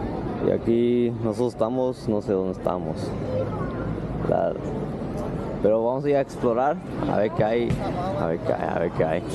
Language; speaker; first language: Spanish; early bilingual, heritage; Spanish